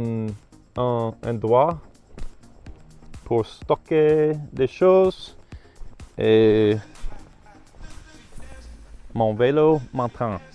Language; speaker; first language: French; non-native, learner; English